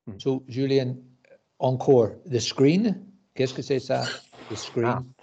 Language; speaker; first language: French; non-native, learner; English